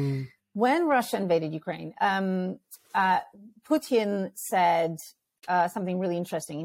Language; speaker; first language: English; early bilingual, other home language; Ukrainian